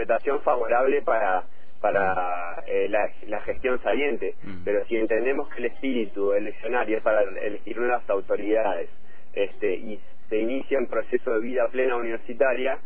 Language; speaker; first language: Spanish; native; Spanish